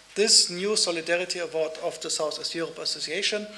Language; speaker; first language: English; non-native, fluent; German